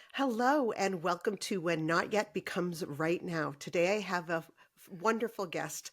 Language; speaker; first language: English; native; English